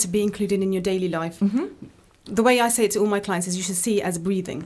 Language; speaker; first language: English; native; English